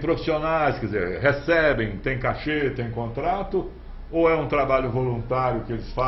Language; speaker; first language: Portuguese; native; Portuguese